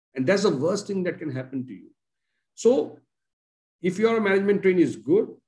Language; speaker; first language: English; non-native, local second language; Konkani